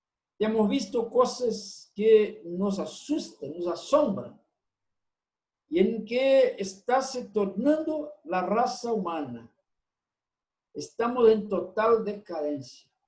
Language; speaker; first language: Spanish; non-native, fluent; Portuguese